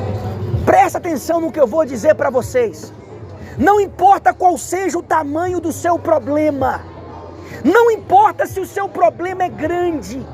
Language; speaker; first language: Portuguese; non-native, learner; Haitian Creole